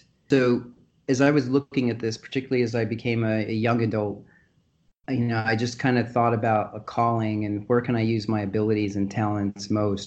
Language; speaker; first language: English; native; English